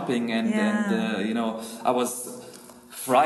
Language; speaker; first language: English; non-native, fluent; German